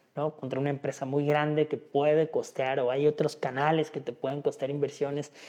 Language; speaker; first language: Spanish; native; Spanish